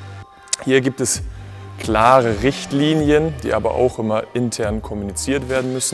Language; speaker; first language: German; native; German